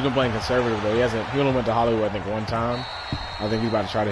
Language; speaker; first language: English; native; English